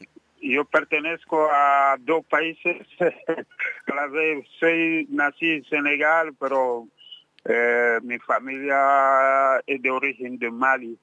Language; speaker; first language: Spanish; non-native, fluent; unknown